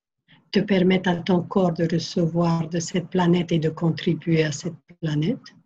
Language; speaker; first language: French; non-native, fluent; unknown